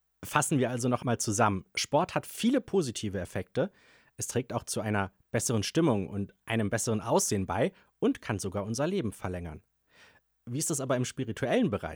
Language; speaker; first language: German; native; German